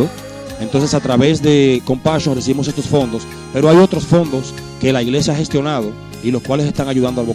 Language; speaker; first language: Spanish; native; Spanish